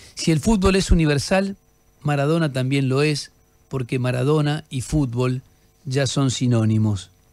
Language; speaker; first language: Spanish; native; Spanish